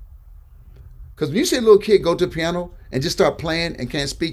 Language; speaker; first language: English; native; English